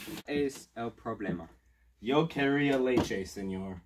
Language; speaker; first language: Spanish; non-native, learner; English